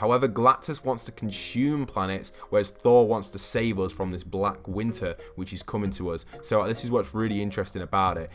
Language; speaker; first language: English; native; English